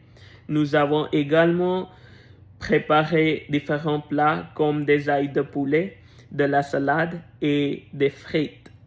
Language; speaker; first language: French; non-native, learner; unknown